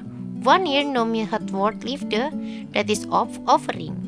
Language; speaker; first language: Dutch; non-native, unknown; Indonesian